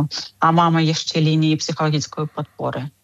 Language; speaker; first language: Czech; non-native, fluent; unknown